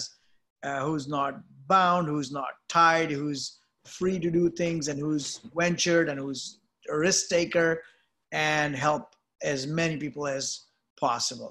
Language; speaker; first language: English; non-native, local second language; Gujarati